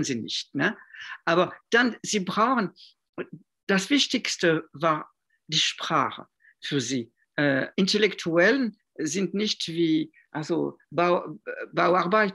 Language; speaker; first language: German; non-native, fluent; French